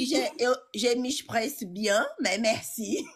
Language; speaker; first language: French; non-native, learner; Portuguese